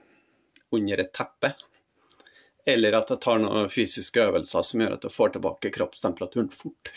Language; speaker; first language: Norwegian; native; Norwegian